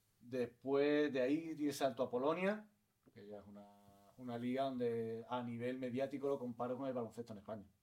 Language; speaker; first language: Spanish; native; Spanish